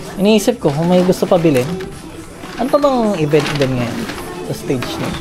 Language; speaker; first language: Filipino; native; Filipino